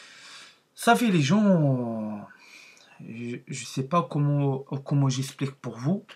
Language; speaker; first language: French; non-native, learner; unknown